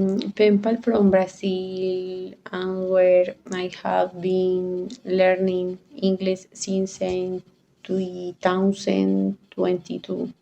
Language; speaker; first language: English; non-native, learner; Spanish